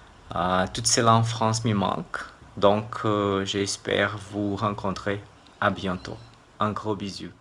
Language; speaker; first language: French; non-native, fluent; Portuguese